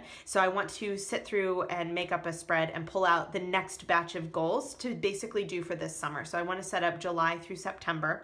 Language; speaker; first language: English; native; English